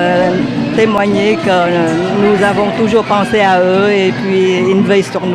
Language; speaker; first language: French; non-native, fluent; Vietnamese